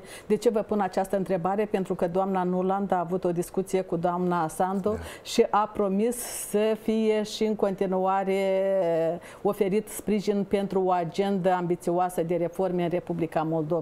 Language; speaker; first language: Romanian; native; Romanian